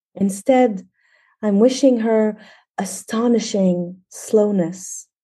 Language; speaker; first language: English; non-native, fluent; Arabic